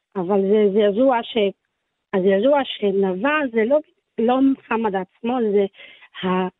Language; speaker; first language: Hebrew; non-native, local second language; Arabic